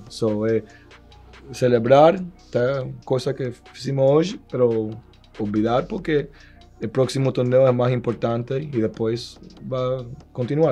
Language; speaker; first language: Portuguese; non-native, learner; Spanish